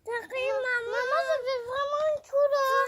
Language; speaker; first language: French; native; French